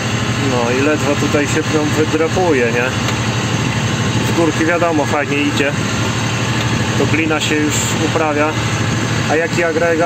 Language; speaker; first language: Polish; native; Polish